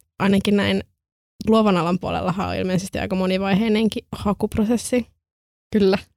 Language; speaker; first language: Finnish; native; Finnish